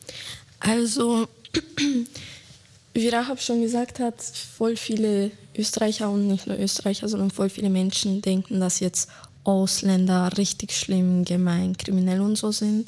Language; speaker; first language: German; early bilingual, other home language; Bosnian